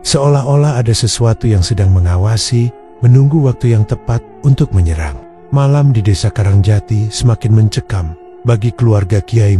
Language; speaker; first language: Indonesian; native; Indonesian